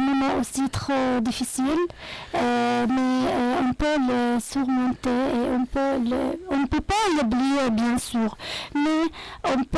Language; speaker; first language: French; non-native, fluent; Arabic